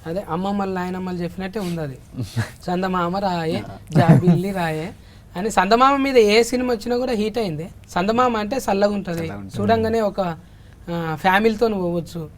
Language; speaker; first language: Telugu; native; Telugu